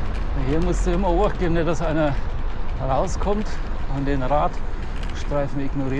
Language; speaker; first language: German; native; German